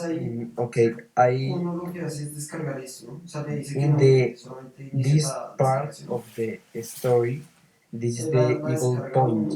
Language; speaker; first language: English; non-native, learner; Spanish